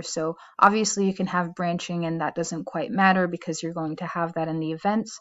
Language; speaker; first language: English; native; English